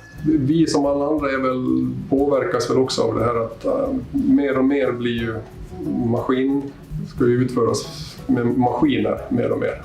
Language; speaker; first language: Swedish; native; Swedish